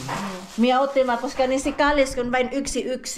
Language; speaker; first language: Finnish; non-native, learner; Filipino